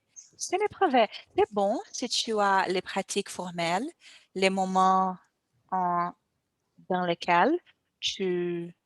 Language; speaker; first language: French; non-native, learner; Portuguese